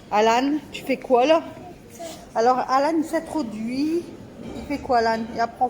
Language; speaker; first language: French; native; French